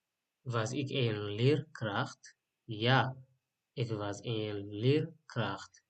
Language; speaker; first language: Dutch; non-native, learner; Tigrinya